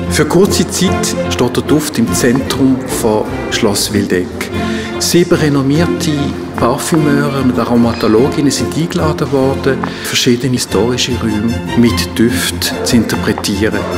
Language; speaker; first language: German; native; German